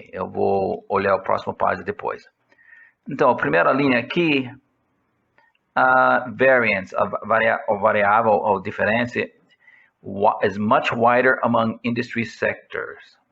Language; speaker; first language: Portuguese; non-native, fluent; English